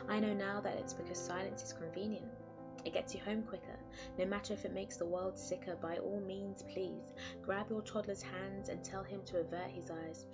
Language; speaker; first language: English; native; English